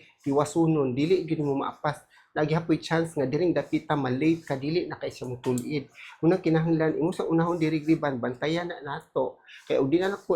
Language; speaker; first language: Cebuano; native; Cebuano